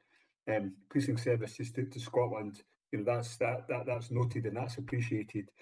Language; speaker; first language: English; native; English